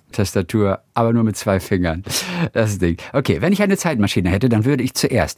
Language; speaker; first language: German; native; German